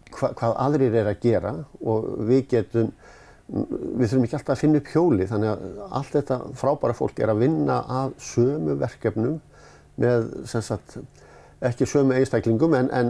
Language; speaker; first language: Icelandic; native; Icelandic